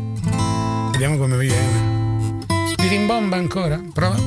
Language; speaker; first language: Italian; native; Italian